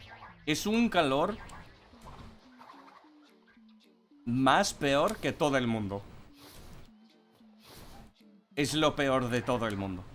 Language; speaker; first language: Spanish; non-native, fluent; English